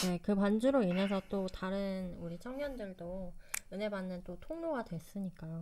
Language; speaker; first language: Korean; native; Korean